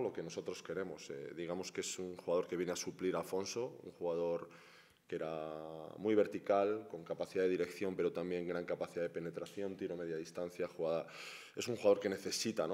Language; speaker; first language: Spanish; native; Spanish